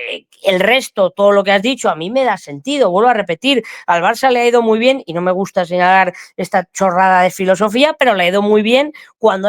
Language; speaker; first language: Spanish; native; Spanish